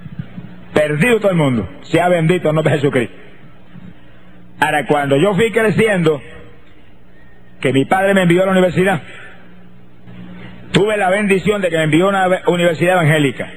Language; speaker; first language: Spanish; native; Spanish